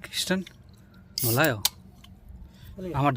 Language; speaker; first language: Korean; non-native, learner; Nepali